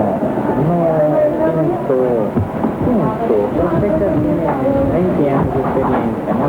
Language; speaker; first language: Spanish; non-native, learner; Portuguese